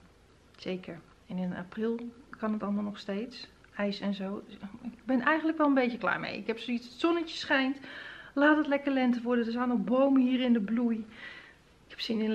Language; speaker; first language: Dutch; native; Dutch